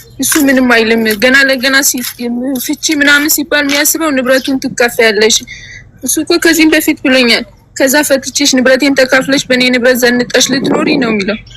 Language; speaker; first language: Amharic; native; Amharic